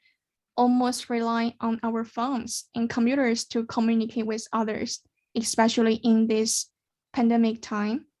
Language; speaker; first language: English; non-native, learner; Chinese